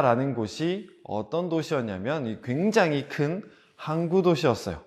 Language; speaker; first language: Korean; native; Korean